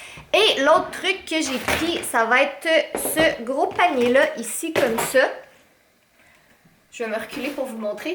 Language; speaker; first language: French; native; French